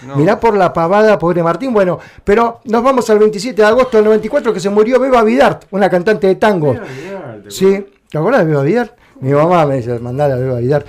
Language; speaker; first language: Spanish; native; Spanish